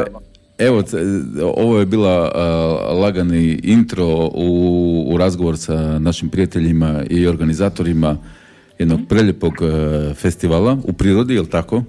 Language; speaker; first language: Serbian; native; Serbian